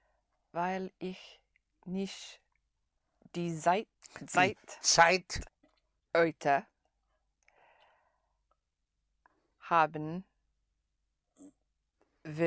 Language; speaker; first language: German; non-native, learner; English